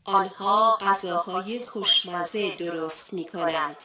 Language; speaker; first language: Persian; non-native, fluent; Turkish